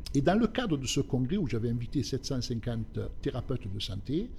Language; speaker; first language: French; native; French